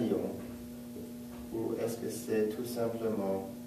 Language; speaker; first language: French; non-native, fluent; English